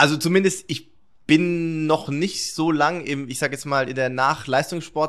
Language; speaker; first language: German; native; German